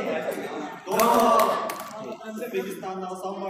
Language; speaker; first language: Japanese; non-native, learner; Uzbek